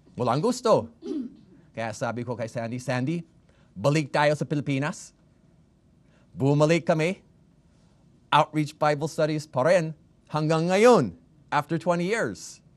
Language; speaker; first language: Filipino; non-native, fluent; English